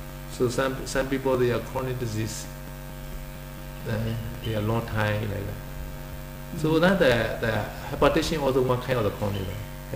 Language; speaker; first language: English; non-native, learner; Burmese